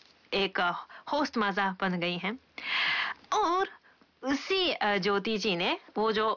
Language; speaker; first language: Hindi; non-native, fluent; Japanese